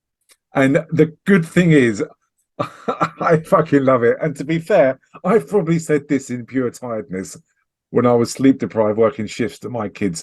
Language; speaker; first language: English; native; English